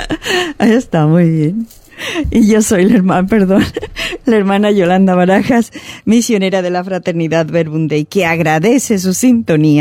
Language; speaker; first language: Spanish; native; Spanish